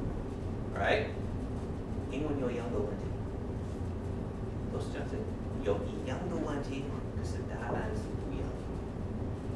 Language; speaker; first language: Chinese; non-native, fluent; English